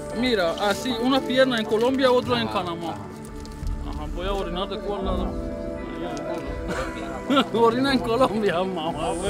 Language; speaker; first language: Spanish; non-native, learner; Haitian Creole